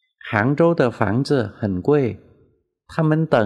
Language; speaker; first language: Chinese; non-native, fluent; Vietnamese